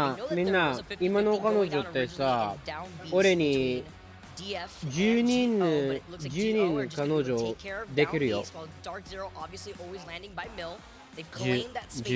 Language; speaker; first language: Japanese; non-native, learner; Filipino